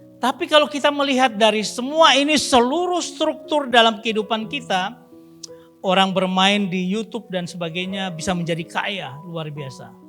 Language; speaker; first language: Indonesian; native; Indonesian